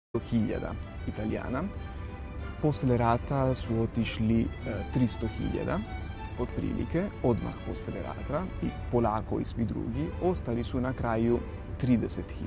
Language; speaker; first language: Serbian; non-native, fluent; Italian